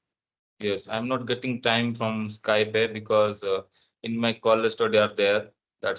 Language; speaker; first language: English; non-native, learner; Odia